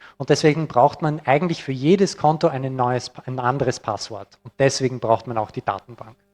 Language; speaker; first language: German; non-native, fluent; English